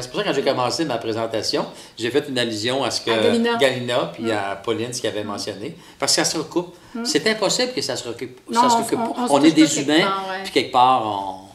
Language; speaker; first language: French; native; French